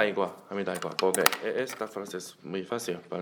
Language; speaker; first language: Spanish; non-native, learner; Chinese